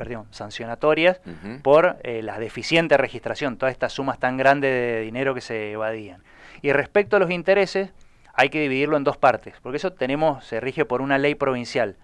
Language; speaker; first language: Spanish; native; Spanish